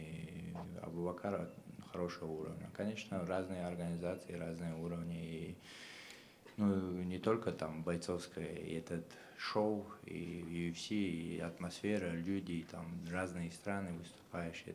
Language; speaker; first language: Russian; non-native, local second language; Chechen